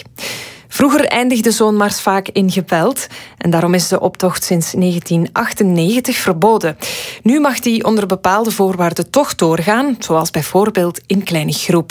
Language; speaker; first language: Dutch; native; Dutch